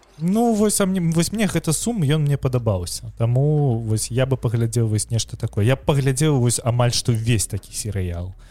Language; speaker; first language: Belarusian; non-native, local second language; Russian